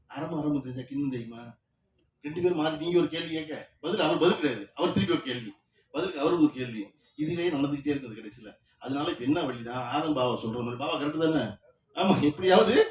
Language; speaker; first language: Tamil; native; Tamil